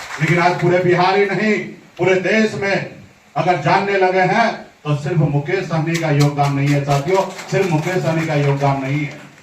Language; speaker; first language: Hindi; native; Hindi